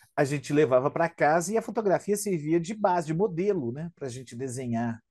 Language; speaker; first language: Portuguese; native; Portuguese